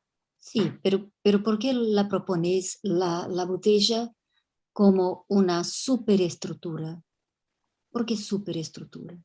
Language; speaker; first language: Spanish; non-native, fluent; Portuguese